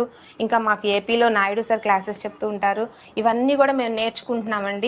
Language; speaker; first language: Telugu; native; Telugu